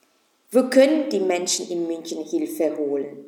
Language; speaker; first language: German; non-native, fluent; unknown